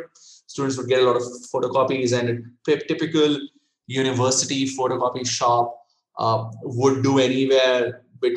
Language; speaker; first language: English; non-native, local second language; Hindi